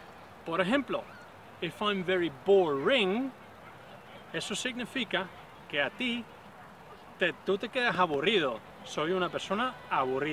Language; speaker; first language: Spanish; non-native, fluent; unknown